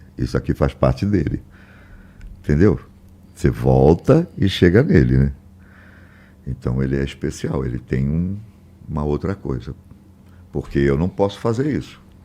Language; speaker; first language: Portuguese; native; Portuguese